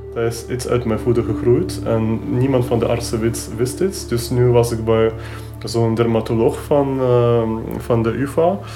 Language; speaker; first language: Dutch; non-native, fluent; Ukrainian